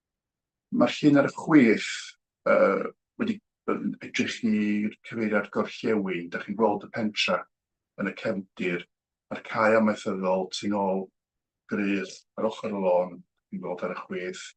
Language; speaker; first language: Welsh; native; Welsh